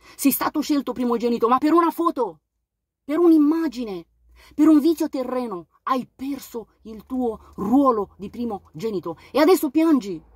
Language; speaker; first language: Italian; non-native, fluent; Romanian